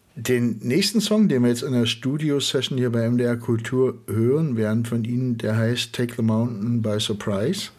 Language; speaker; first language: German; native; German